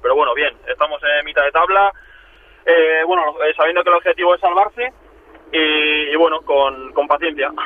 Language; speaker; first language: Spanish; native; Spanish